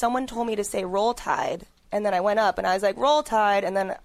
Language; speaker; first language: English; native; English